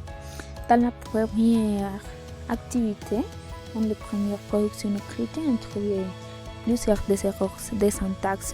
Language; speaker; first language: French; non-native, learner; Spanish